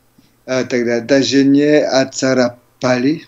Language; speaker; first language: Russian; non-native, learner; French